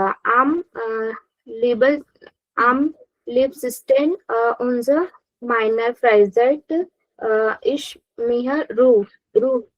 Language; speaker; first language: German; non-native, learner; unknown